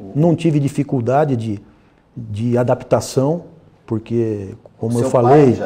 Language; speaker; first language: Portuguese; native; Portuguese